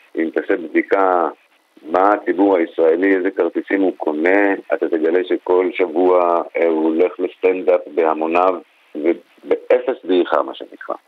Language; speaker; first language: Hebrew; native; Hebrew